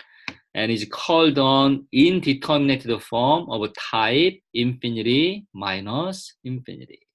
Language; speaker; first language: English; non-native, fluent; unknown